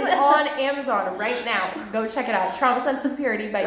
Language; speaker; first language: English; native; English